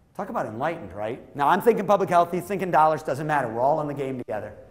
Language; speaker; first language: English; native; English